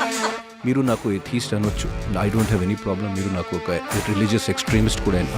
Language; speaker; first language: Telugu; non-native, fluent; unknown